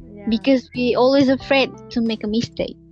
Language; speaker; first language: English; non-native, learner; Indonesian